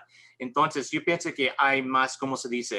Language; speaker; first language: Spanish; non-native, learner; English